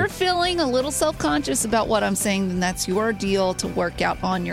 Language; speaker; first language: English; native; English